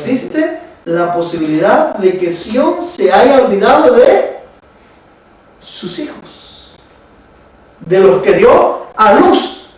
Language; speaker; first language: Spanish; native; Spanish